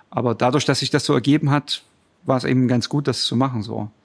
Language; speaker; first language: German; native; German